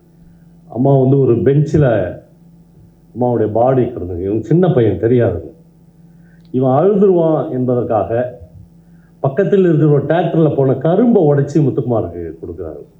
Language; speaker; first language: Tamil; native; Tamil